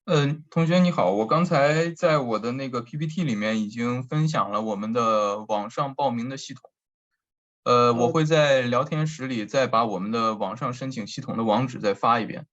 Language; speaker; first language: Chinese; native; Chinese